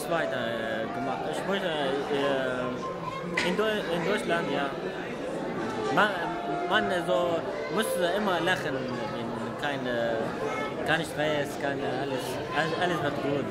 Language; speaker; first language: German; non-native, learner; Arabic